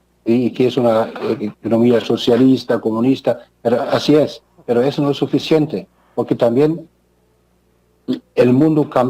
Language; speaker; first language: Spanish; non-native, fluent; German